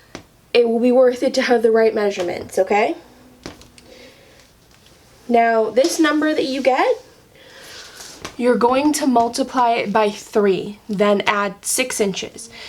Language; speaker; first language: English; native; English